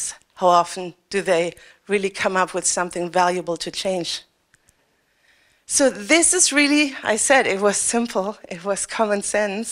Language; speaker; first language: English; non-native, fluent; German